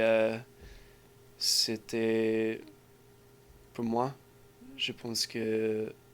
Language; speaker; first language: French; non-native, learner; English